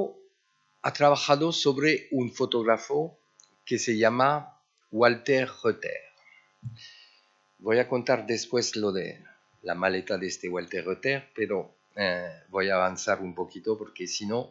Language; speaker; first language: Spanish; early bilingual, heritage; French